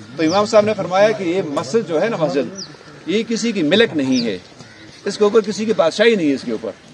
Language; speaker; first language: Urdu; non-native, local second language; Pashto